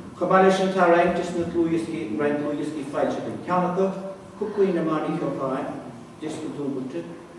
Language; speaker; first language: Irish; native; Irish